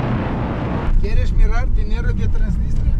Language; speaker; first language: Spanish; non-native, learner; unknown